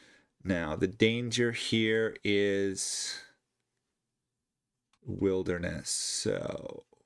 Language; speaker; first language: English; native; English